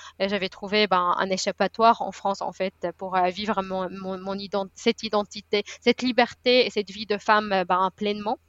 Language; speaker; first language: French; non-native, fluent; Arabic